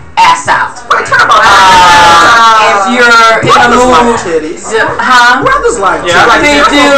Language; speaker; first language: English; native; English